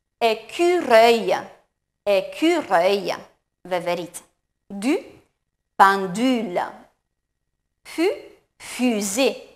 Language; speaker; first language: French; non-native, fluent; Romanian